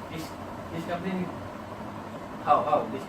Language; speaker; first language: English; non-native, learner; Malay